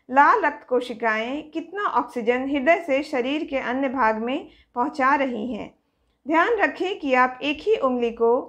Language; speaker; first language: Hindi; native; Hindi